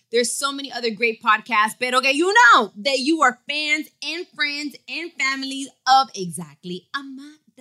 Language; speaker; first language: English; early bilingual, other home language; Spanish